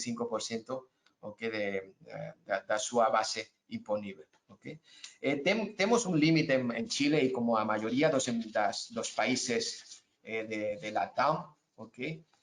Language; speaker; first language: Portuguese; non-native, learner; Spanish